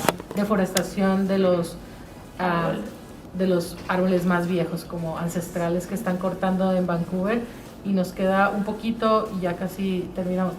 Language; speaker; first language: Spanish; native; Spanish